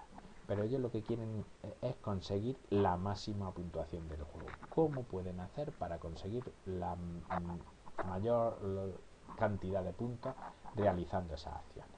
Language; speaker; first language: Spanish; native; Spanish